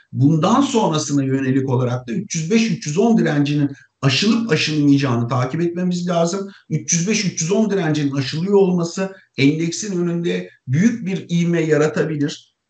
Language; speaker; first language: Turkish; native; Turkish